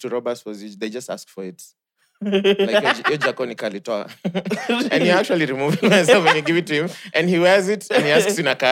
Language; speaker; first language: English; non-native, local second language; Swahili